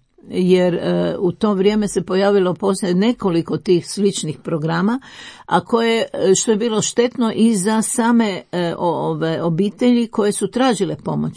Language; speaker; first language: Croatian; native; Croatian